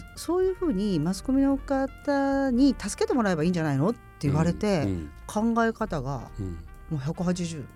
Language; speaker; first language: Japanese; native; Japanese